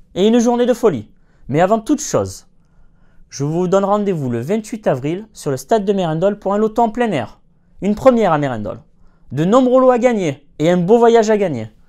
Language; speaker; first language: French; native; French